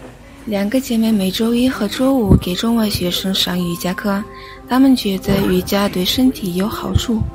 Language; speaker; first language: Chinese; non-native, fluent; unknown